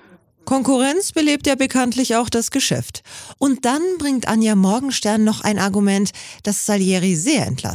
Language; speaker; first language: German; native; German